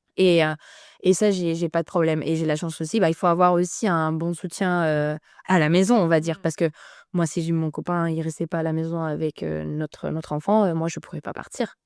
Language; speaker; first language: French; non-native, fluent; Spanish